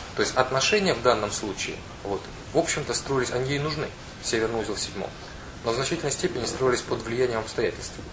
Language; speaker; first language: Russian; non-native, local second language; Ukrainian